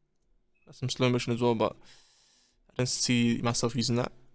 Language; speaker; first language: English; native; English